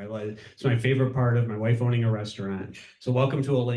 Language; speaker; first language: English; native; English